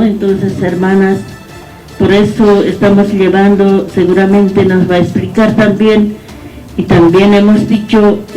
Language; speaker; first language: Spanish; non-native, local second language; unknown